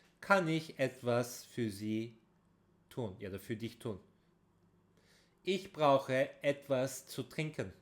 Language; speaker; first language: German; non-native, fluent; Turkish